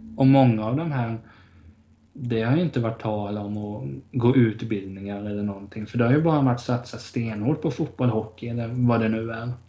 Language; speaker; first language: Swedish; native; Swedish